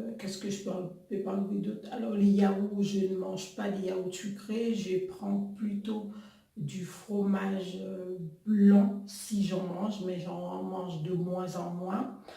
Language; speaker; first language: French; non-native, local second language; Haitian Creole